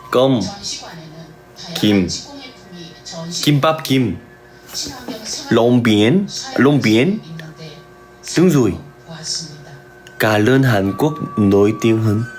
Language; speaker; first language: Vietnamese; non-native, learner; Korean